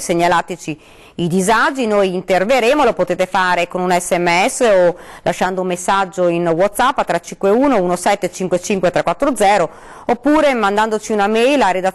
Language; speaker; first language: Italian; native; Italian